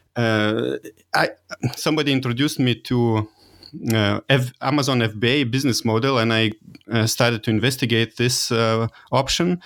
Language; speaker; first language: English; non-native, fluent; Lithuanian